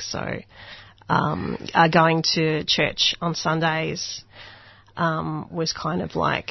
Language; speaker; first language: English; non-native, local second language; Hungarian